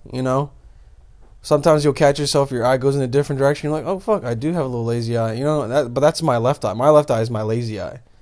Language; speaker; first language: English; early bilingual, other home language; Bosnian